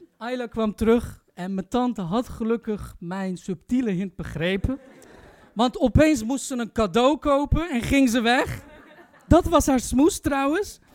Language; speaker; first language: Dutch; early bilingual, other home language; Turkish